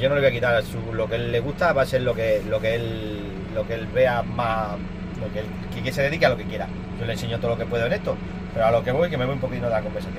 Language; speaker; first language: Spanish; native; Spanish